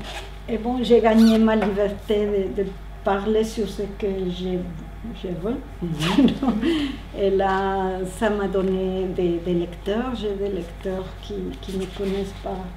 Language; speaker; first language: French; non-native, learner; Spanish